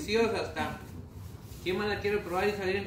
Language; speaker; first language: Spanish; native; Spanish